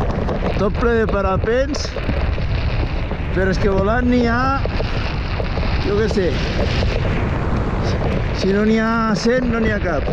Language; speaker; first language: Catalan; native; Catalan